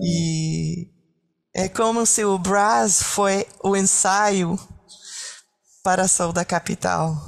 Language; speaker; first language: Portuguese; non-native, learner; French